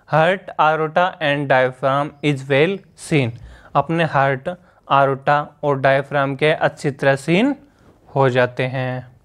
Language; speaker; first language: Hindi; native; Hindi